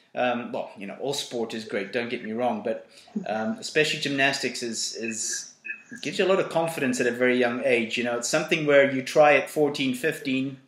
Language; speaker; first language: English; native; English